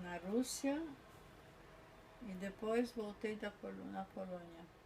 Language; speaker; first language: Portuguese; non-native, fluent; Polish